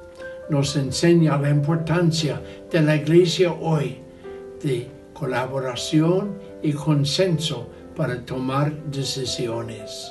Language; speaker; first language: Spanish; non-native, learner; English